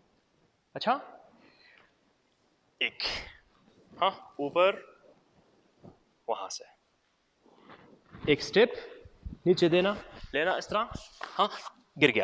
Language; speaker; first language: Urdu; non-native, learner; Arabic